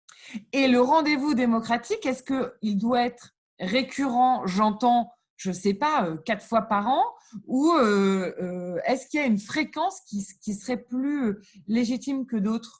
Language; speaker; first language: French; native; French